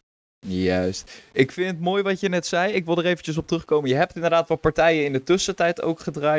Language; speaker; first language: Dutch; native; Dutch